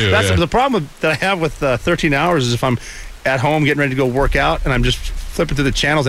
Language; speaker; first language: English; native; English